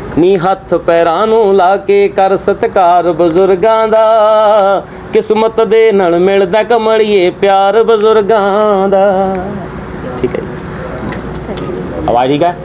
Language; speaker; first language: Punjabi; native; Punjabi